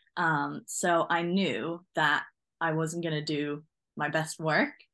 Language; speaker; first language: English; non-native, fluent; Norwegian